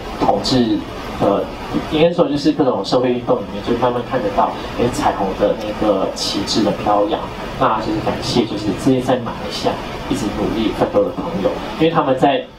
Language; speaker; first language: Chinese; native; Chinese